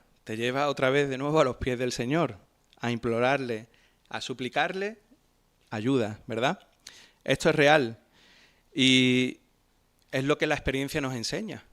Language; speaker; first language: Spanish; native; Spanish